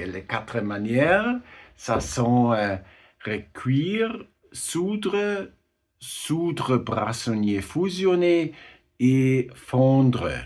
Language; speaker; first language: French; non-native, learner; German